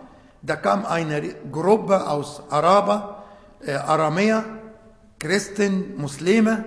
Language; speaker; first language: German; non-native, fluent; Arabic